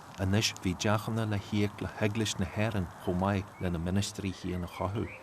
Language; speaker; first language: Irish; native; Irish